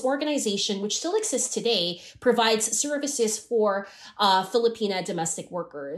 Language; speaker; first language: English; non-native, local second language; Filipino